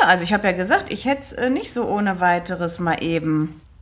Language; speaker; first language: German; native; German